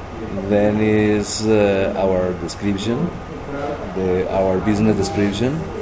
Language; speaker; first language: English; non-native, learner; Spanish